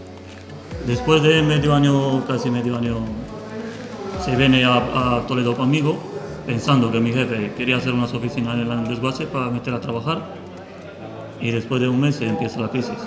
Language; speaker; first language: Spanish; non-native, fluent; Romanian